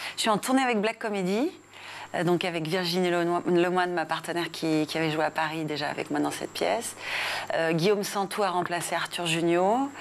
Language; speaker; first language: French; early bilingual, other home language; English